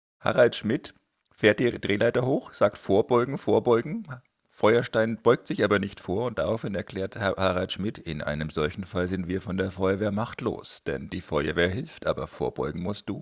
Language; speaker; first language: German; native; German